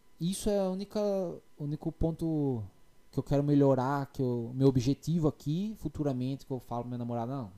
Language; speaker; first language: Portuguese; native; Portuguese